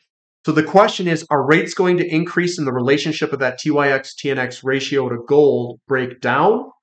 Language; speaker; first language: English; native; English